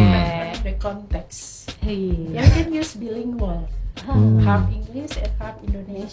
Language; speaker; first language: English; non-native, fluent; Indonesian